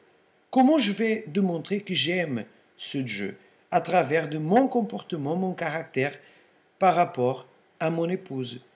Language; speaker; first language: French; non-native, fluent; Portuguese